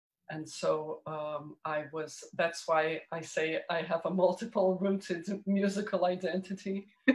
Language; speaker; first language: English; early bilingual, other home language; Portuguese